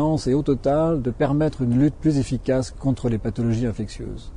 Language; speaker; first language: French; native; French